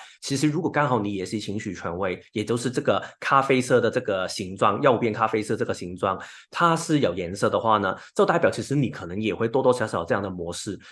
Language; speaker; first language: Chinese; non-native, local second language; Cantonese